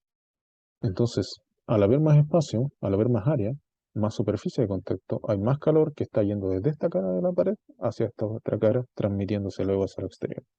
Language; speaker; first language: Spanish; native; Spanish